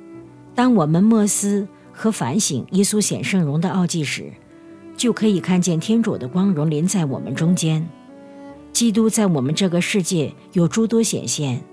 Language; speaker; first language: Chinese; native; Chinese